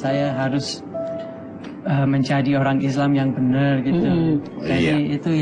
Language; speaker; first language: Indonesian; non-native, fluent; English